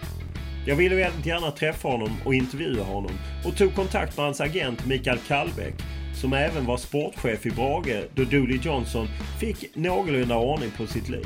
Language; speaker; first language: Swedish; native; Swedish